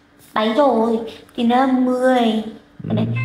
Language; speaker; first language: Vietnamese; non-native, learner; Indonesian